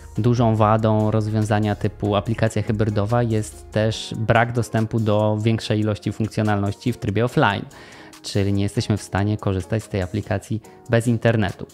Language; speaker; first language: Polish; native; Polish